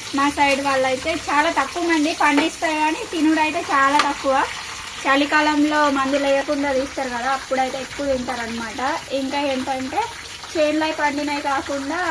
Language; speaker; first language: Telugu; native; Telugu